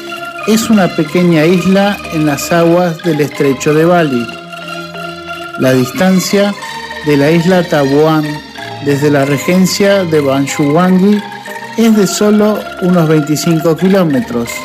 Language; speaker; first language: Spanish; non-native, fluent; Indonesian